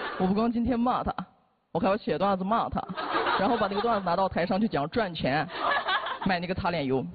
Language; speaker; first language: Chinese; non-native, local second language; Uyghur